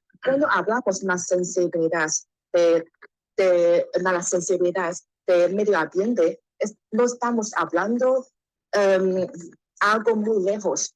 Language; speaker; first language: Spanish; non-native, learner; Chinese